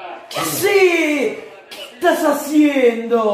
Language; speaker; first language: Spanish; native; Spanish